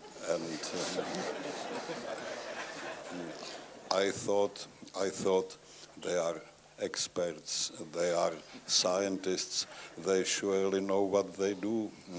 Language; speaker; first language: English; non-native, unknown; Czech